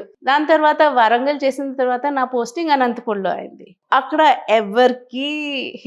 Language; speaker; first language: Telugu; non-native, learner; Hindi